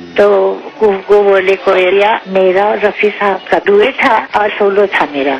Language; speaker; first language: Hindi; non-native, local second language; Marathi